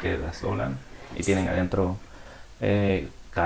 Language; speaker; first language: Spanish; native; Spanish